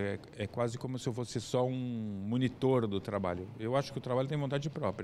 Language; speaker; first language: Portuguese; native; Portuguese